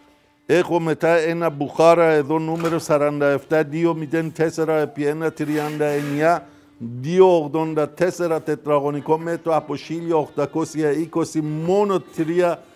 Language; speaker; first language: Greek; non-native, fluent; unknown